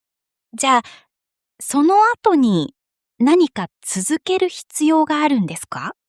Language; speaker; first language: Japanese; non-native, fluent; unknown